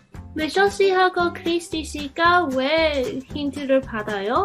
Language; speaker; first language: Korean; non-native, learner; English